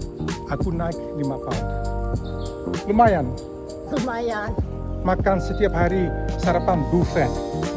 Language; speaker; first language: Indonesian; early bilingual, heritage; Dutch